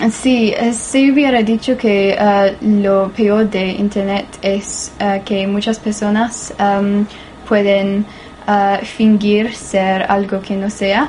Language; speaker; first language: Spanish; non-native, learner; English